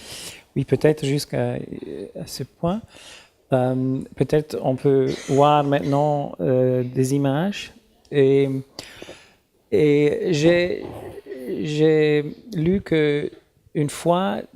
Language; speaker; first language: French; non-native, learner; German